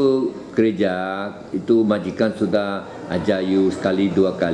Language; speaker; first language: Malay; native; Malay